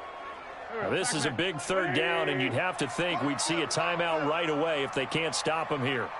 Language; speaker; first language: English; native; English